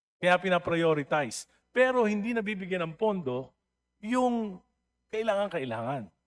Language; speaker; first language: Filipino; native; Filipino